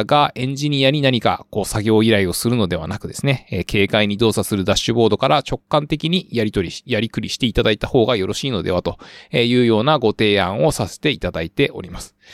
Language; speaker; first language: Japanese; native; Japanese